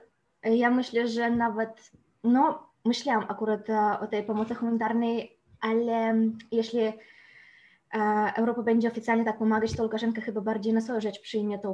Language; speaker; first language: Polish; non-native, fluent; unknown